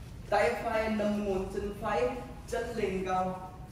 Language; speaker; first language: Vietnamese; non-native, learner; Hindi